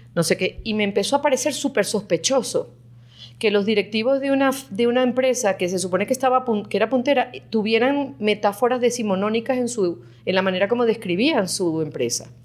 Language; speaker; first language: Spanish; native; Spanish